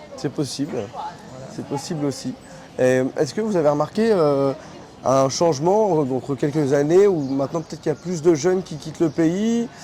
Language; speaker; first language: French; native; French